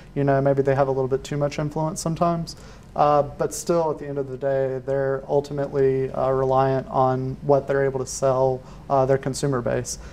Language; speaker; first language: English; native; English